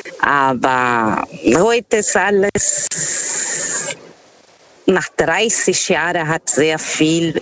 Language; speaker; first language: German; non-native, fluent; Portuguese